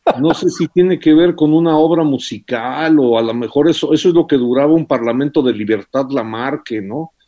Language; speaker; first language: Spanish; early bilingual, heritage; English